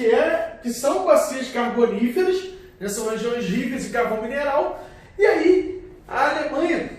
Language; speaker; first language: Portuguese; native; Portuguese